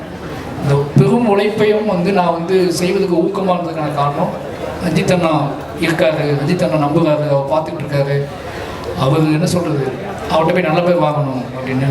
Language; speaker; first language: Tamil; native; Tamil